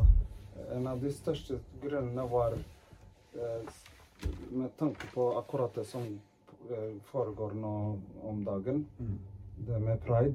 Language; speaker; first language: Norwegian; early bilingual, other home language; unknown